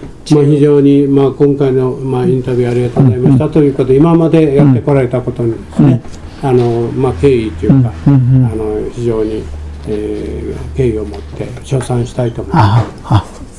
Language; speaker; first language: Japanese; native; Japanese